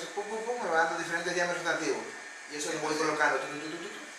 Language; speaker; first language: Spanish; native; Spanish